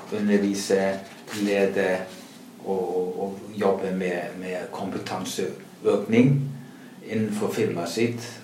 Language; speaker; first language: Norwegian; non-native, fluent; Icelandic